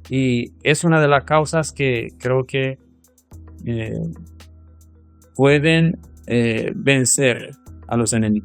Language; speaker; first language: Spanish; non-native, fluent; Persian